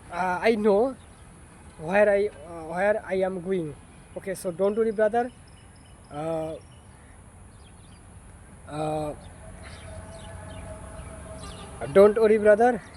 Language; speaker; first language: English; non-native, learner; Bangla